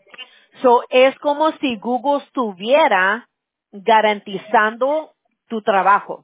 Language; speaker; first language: Spanish; early bilingual, heritage; Spanish